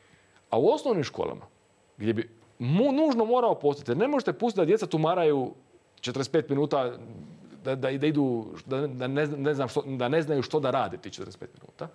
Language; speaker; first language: Croatian; native; Croatian